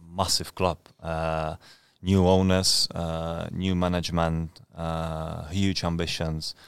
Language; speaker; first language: English; non-native, fluent; Czech